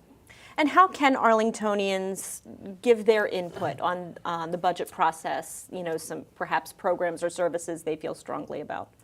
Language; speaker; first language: English; native; English